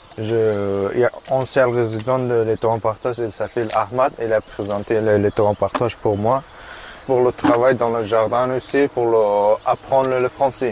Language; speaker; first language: French; non-native, learner; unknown